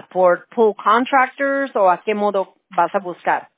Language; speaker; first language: Spanish; early bilingual, heritage; Spanish